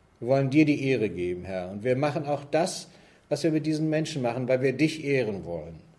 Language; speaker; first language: German; native; German